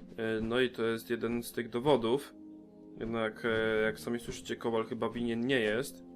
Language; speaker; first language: Polish; native; Polish